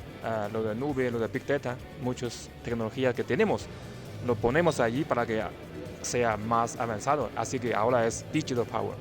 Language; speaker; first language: Spanish; non-native, fluent; Chinese